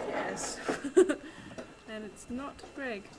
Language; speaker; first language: English; native; English